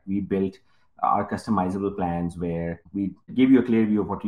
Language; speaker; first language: English; non-native, local second language; Urdu